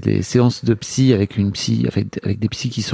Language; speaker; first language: French; native; French